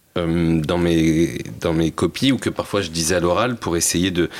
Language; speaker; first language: French; native; French